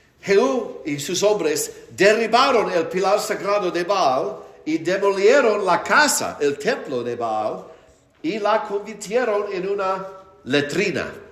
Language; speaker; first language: Spanish; non-native, fluent; English